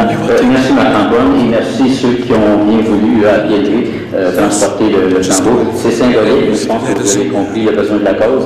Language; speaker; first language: French; native; French